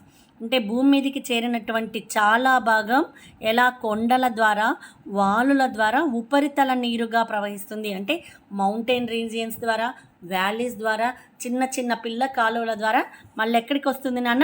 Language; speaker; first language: Telugu; native; Telugu